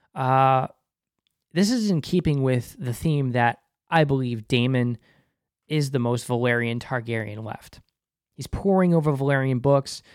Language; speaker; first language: English; native; English